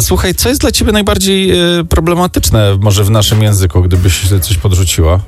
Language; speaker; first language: Polish; native; Polish